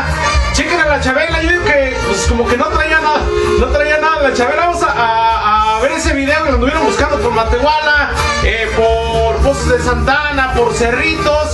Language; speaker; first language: Spanish; native; Spanish